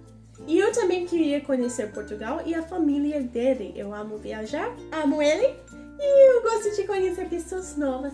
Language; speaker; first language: Portuguese; non-native, fluent; English